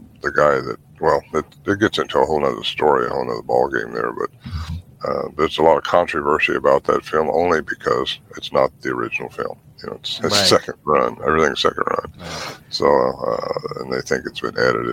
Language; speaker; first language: English; native; English